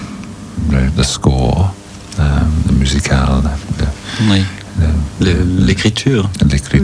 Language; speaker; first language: French; non-native, learner; English